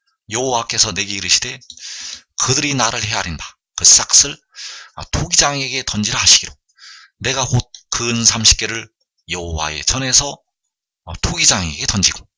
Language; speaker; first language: Korean; native; Korean